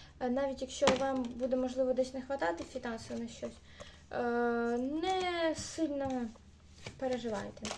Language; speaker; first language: Ukrainian; native; Ukrainian